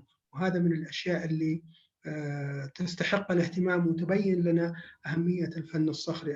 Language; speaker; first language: Arabic; native; Arabic